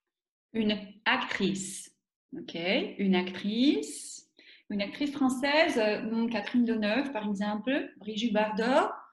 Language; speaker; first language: French; non-native, fluent; Slovak